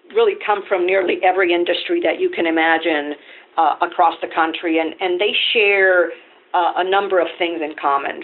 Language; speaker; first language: English; non-native, fluent; Spanish